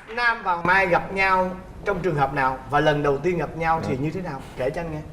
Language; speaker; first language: Vietnamese; native; Vietnamese